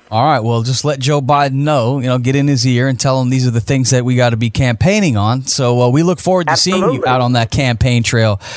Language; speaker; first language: English; native; English